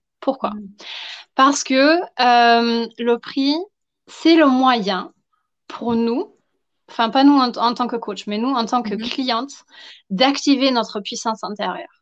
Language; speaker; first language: French; non-native, fluent; German